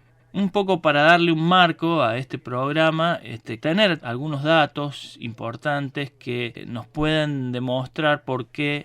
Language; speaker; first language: Spanish; native; Spanish